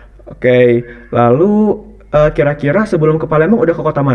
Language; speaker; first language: Indonesian; native; Indonesian